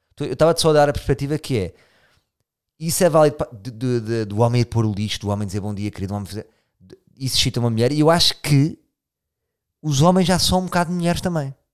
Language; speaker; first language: Portuguese; native; Portuguese